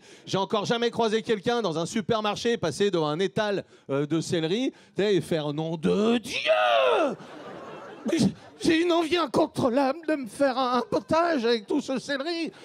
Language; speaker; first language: French; native; French